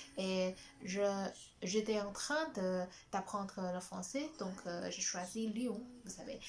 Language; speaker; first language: French; non-native, fluent; Chinese